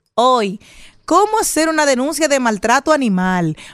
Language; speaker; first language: Spanish; native; Spanish